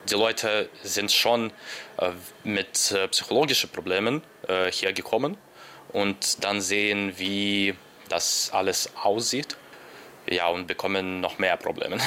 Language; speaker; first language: German; non-native, fluent; Arabic